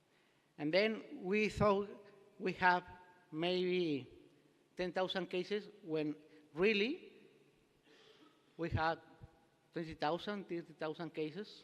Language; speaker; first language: English; non-native, learner; Spanish